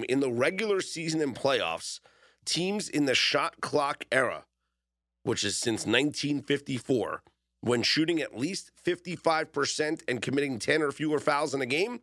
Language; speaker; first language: English; native; English